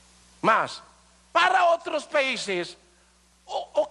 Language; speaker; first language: Portuguese; non-native, learner; Filipino